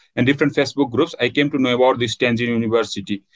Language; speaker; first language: English; non-native, local second language; Nepali